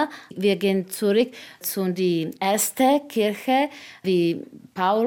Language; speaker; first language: German; non-native, fluent; Czech